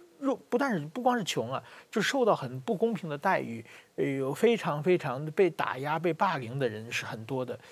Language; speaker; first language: Chinese; native; Chinese